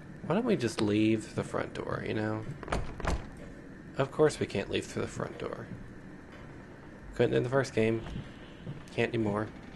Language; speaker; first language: English; native; English